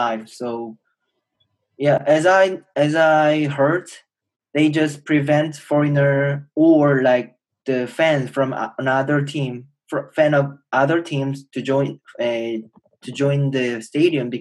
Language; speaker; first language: English; non-native, fluent; Korean